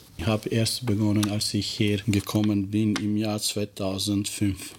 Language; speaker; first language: German; non-native, fluent; Albanian